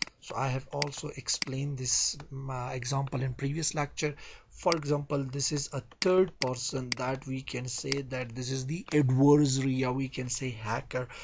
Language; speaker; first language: English; non-native, fluent; Persian